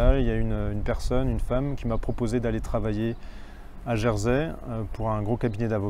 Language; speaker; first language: French; native; French